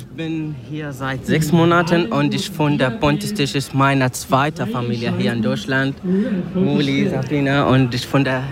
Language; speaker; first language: German; non-native, learner; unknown